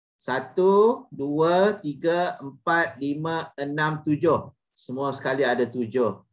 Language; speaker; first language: Malay; native; Malay